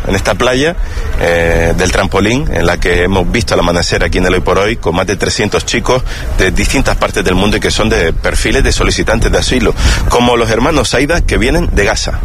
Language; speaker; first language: Spanish; native; Spanish